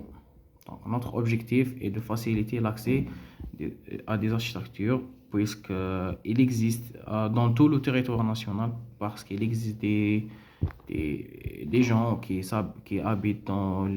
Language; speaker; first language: French; non-native, local second language; Arabic